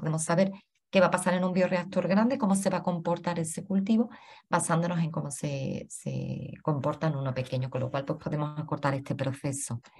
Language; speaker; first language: Spanish; native; Spanish